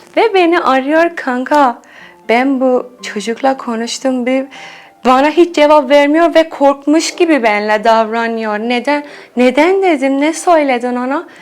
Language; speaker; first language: Turkish; non-native, fluent; Persian